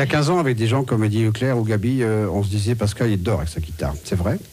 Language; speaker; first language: French; native; French